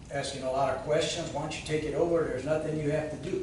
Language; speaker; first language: English; native; English